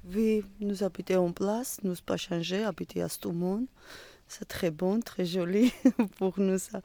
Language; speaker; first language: French; non-native, learner; Georgian